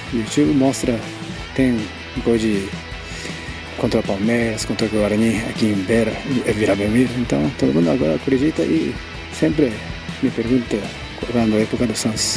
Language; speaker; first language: Portuguese; non-native, fluent; Japanese